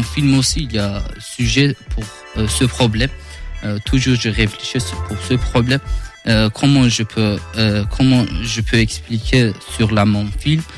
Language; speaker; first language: French; non-native, learner; Kurdish